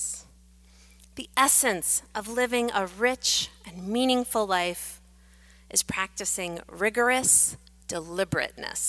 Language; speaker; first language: English; native; English